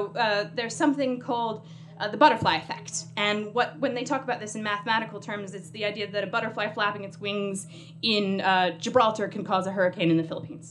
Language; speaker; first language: English; native; English